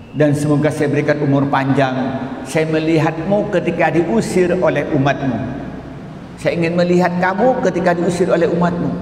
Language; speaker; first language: Indonesian; non-native, local second language; Madurese